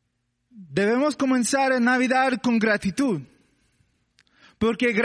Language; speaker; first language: Spanish; non-native, learner; English